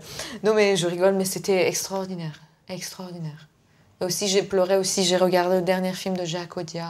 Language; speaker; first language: French; non-native, fluent; Persian